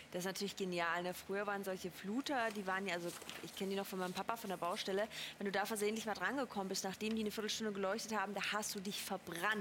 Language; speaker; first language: German; native; German